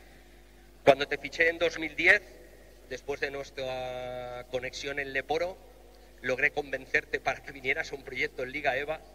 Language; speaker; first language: Spanish; native; Spanish